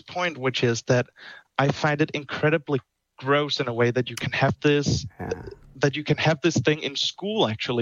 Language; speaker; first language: English; non-native, fluent; Danish